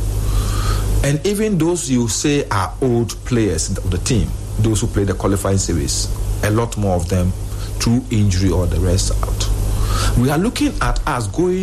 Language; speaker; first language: English; non-native, local second language; Ga